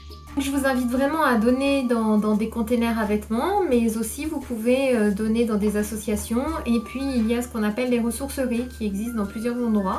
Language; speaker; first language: French; native; French